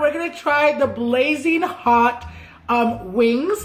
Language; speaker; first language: English; early bilingual, other home language; Spanish